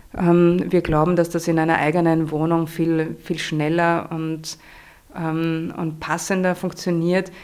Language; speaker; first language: German; native; German